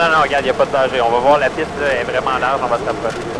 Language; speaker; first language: French; native; French